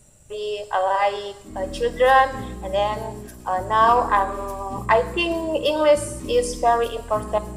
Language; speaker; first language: English; non-native, learner; Indonesian